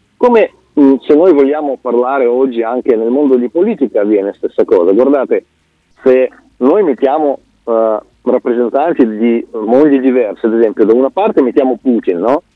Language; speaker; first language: Italian; non-native, fluent; Russian